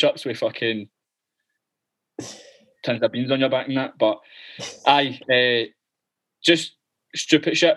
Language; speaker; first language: English; native; English